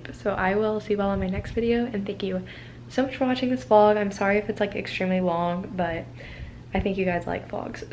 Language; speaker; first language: English; native; English